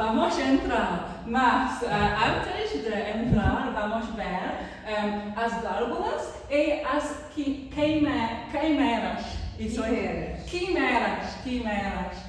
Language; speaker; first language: Portuguese; non-native, learner; English